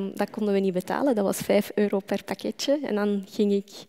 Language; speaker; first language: Dutch; non-native, fluent; Arabic